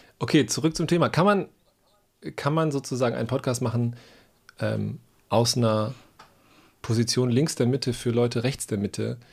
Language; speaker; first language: German; native; German